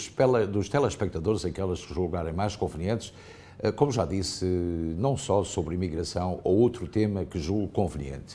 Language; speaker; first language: Portuguese; native; Portuguese